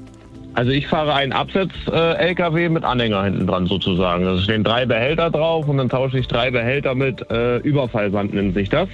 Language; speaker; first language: German; native; German